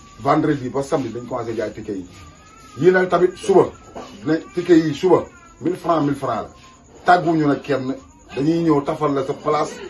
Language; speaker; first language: Wolof; native; Wolof